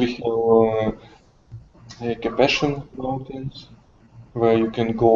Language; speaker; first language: English; non-native, learner; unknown